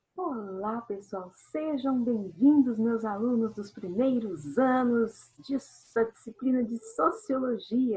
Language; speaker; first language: Portuguese; native; Portuguese